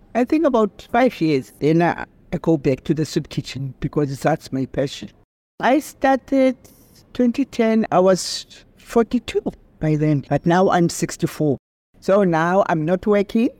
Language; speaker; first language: English; non-native, local second language; Xhosa